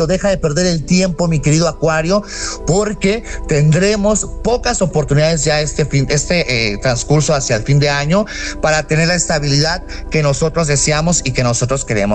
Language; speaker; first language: Spanish; native; Spanish